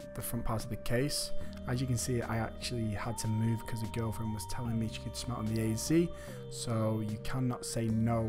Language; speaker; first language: English; native; English